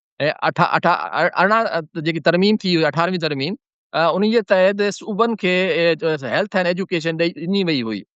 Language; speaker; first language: Sindhi; non-native, local second language; Urdu